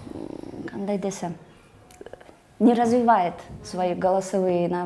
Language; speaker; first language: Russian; non-native, local second language; Kyrgyz